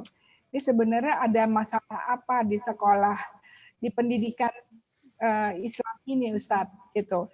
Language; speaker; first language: Indonesian; native; Indonesian